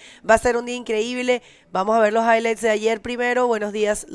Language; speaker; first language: Spanish; native; Spanish